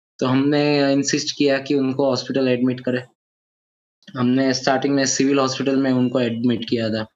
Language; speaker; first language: Hindi; non-native, local second language; Gujarati